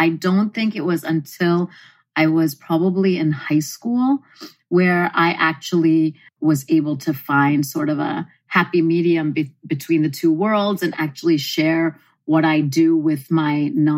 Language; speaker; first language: English; native; English